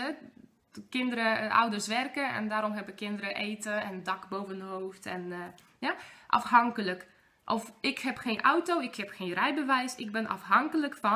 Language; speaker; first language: Dutch; non-native, fluent; Polish